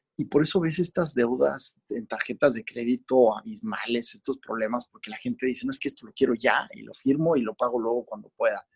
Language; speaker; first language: Spanish; native; Spanish